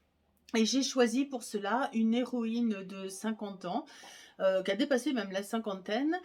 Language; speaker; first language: French; native; French